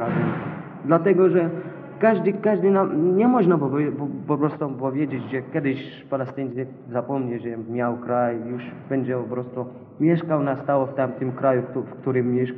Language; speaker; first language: Polish; non-native, learner; Arabic